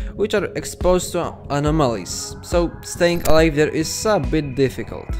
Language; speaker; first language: English; non-native, fluent; Polish